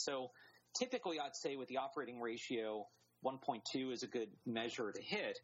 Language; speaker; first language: English; native; English